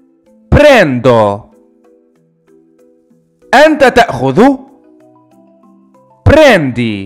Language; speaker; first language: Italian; non-native, fluent; Arabic